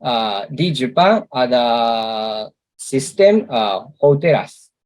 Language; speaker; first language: Indonesian; non-native, learner; Japanese